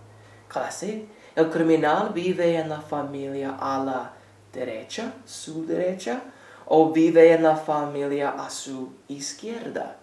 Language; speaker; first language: Spanish; non-native, fluent; English